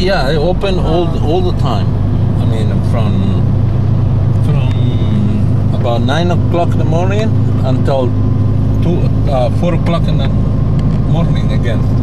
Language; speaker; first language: English; non-native, learner; Spanish